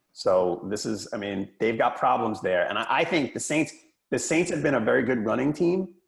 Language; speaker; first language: English; native; English